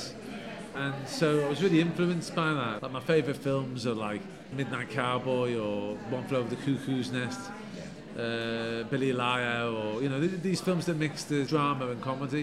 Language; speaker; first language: English; native; English